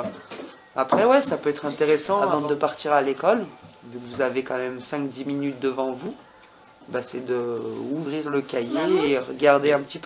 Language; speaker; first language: French; native; French